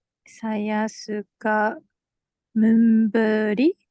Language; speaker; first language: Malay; non-native, learner; Japanese